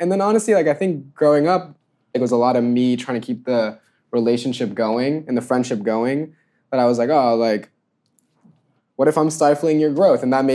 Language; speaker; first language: English; native; English